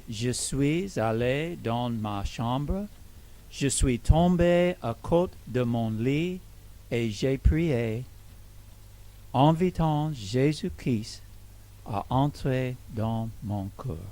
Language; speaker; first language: French; non-native, learner; English